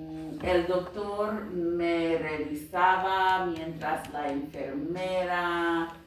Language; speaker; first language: Spanish; non-native, fluent; English